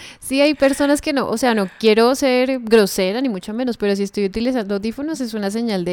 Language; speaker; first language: Spanish; native; Spanish